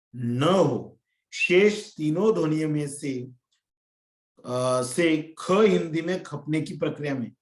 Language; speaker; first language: Hindi; non-native, local second language; Marathi